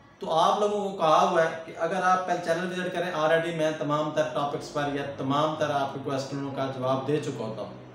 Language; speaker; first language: Urdu; non-native, local second language; Punjabi